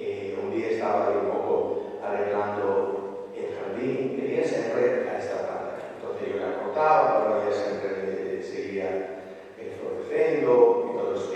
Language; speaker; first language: Spanish; non-native, fluent; Italian